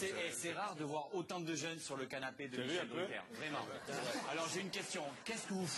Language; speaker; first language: French; native; French